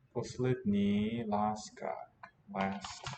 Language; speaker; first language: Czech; non-native, learner; English